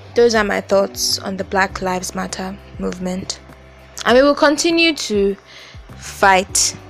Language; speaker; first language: English; non-native, local second language; Yoruba